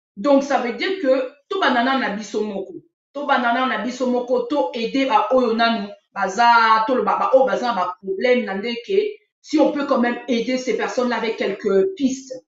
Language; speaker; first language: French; non-native, local second language; Lingala